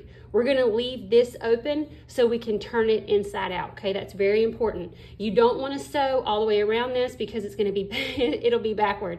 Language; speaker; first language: English; native; English